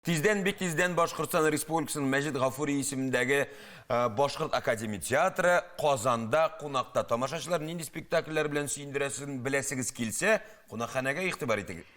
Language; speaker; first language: Tatar; native; Tatar